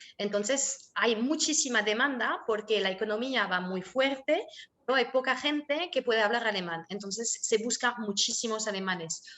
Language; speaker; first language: Spanish; non-native, fluent; French